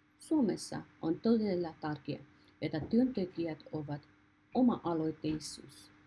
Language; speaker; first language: Finnish; non-native, learner; Nepali